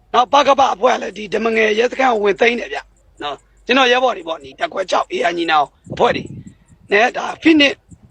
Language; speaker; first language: Burmese; native; Burmese